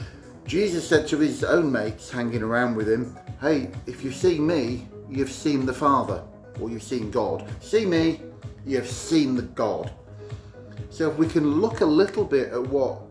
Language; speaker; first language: English; native; English